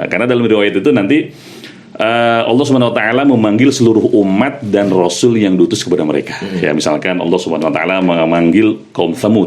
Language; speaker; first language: Indonesian; native; Indonesian